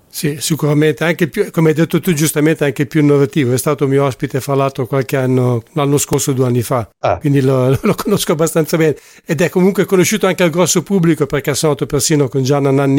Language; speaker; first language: Italian; native; Italian